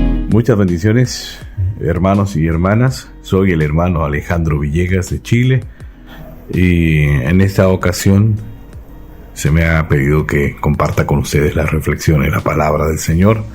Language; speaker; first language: Spanish; native; Spanish